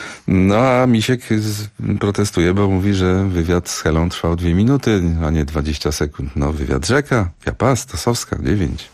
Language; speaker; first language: Polish; native; Polish